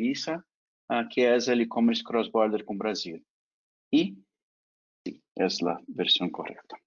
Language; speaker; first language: Spanish; non-native, fluent; Portuguese